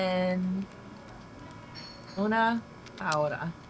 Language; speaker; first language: Spanish; non-native, learner; English